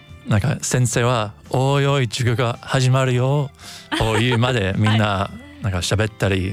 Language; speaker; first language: Japanese; non-native, learner; English